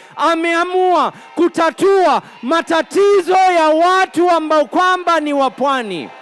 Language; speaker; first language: Swahili; native; Swahili